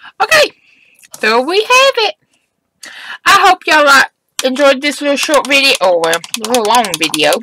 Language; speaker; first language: English; native; English